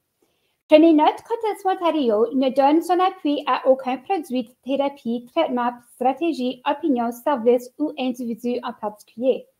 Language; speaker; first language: French; native; French